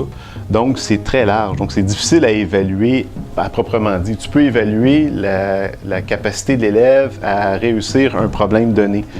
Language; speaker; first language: French; native; French